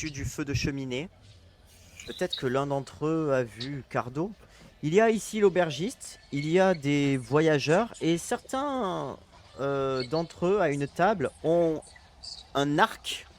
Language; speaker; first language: French; native; French